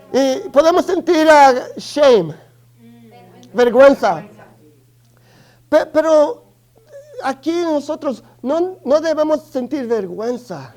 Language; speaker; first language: Spanish; early bilingual, other home language; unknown